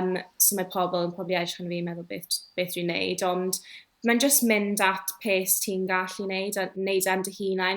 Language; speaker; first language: Welsh; non-native, local second language; English